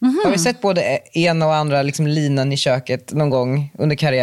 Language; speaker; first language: Swedish; native; Swedish